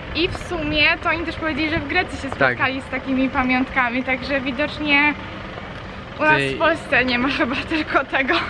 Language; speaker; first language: Polish; native; Polish